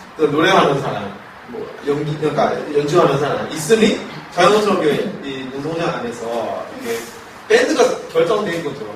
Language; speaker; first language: Korean; non-native, fluent; Burmese